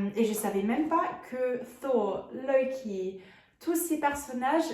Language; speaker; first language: French; non-native, fluent; English